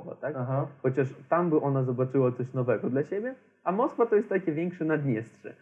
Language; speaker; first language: Polish; non-native, fluent; Romanian